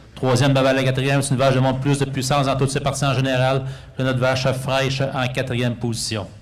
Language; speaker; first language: French; native; French